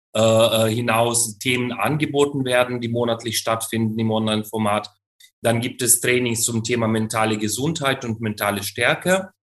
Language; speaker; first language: German; non-native, fluent; Ukrainian